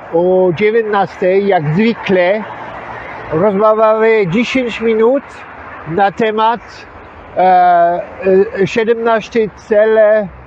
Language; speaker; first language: Polish; non-native, learner; French